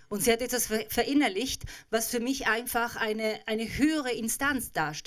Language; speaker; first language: German; native; German